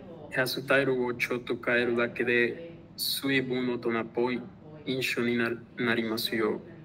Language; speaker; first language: Japanese; non-native, learner; Spanish